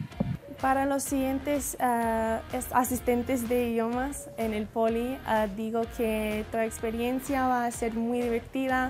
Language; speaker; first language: Spanish; non-native, fluent; English